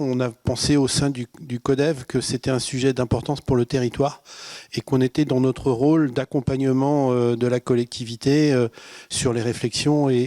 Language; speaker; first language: French; native; French